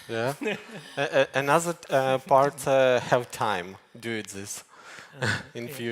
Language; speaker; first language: English; non-native, learner; Ukrainian